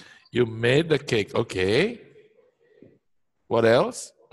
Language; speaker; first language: English; non-native, fluent; Indonesian